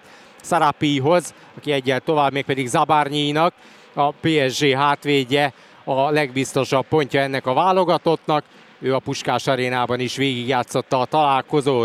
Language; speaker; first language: Hungarian; native; Hungarian